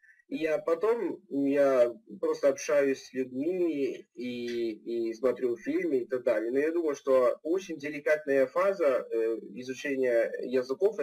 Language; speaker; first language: Russian; non-native, fluent; Italian